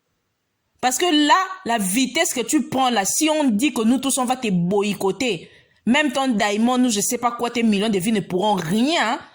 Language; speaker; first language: French; non-native, local second language; Lingala